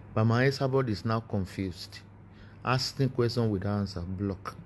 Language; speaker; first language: English; non-native, local second language; Yoruba